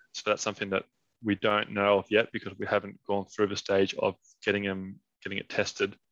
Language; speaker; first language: English; non-native, fluent; Danish